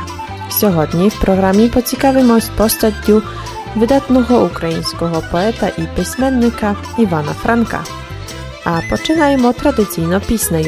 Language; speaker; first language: Ukrainian; early bilingual, heritage; Ukrainian